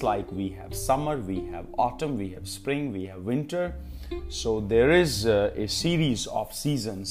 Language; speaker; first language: English; non-native, local second language; Hindi